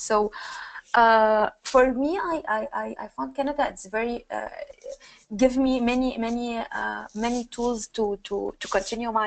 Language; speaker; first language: English; non-native, learner; Arabic